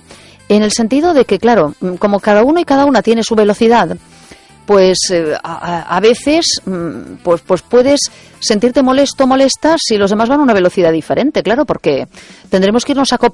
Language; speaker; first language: Spanish; native; Spanish